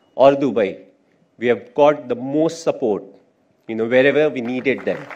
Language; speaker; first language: English; non-native, local second language; Hindi